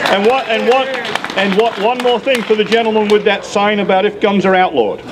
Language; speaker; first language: English; native; English